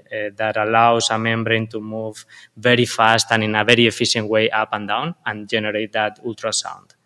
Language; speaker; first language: English; non-native, fluent; Spanish